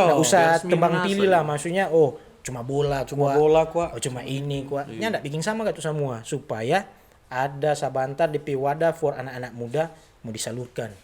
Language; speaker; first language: Indonesian; non-native, local second language; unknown